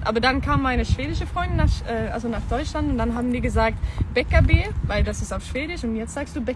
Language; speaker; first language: German; non-native, fluent; Swedish